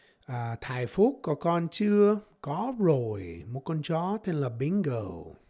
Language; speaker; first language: Vietnamese; non-native, learner; English